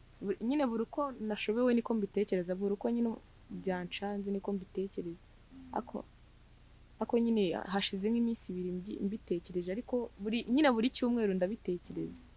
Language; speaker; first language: Kinyarwanda; native; Kinyarwanda